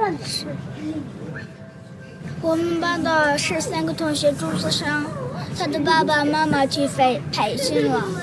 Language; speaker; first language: Chinese; non-native, local second language; Uyghur